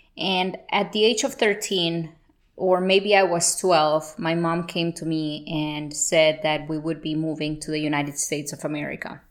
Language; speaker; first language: English; early bilingual, other home language; Spanish